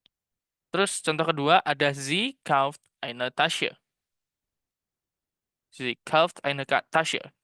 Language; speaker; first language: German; non-native, fluent; Indonesian